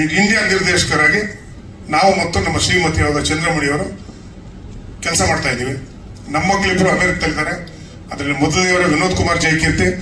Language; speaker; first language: Kannada; native; Kannada